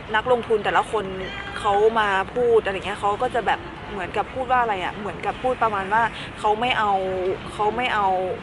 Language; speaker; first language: Thai; native; Thai